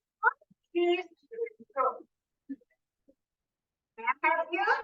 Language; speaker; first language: English; non-native, fluent; Indonesian